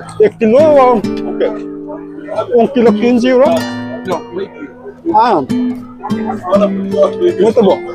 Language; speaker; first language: Portuguese; non-native, learner; Bangla